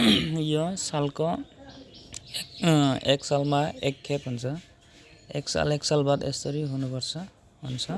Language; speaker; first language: Nepali; non-native, local second language; Bodo